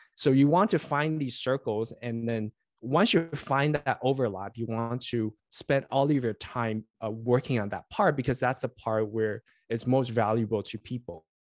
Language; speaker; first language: English; non-native, fluent; Chinese